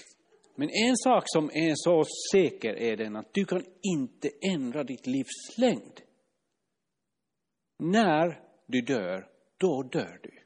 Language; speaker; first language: Swedish; non-native, fluent; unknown